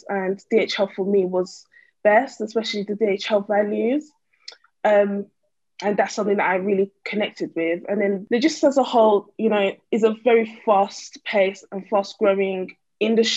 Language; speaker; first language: English; native; English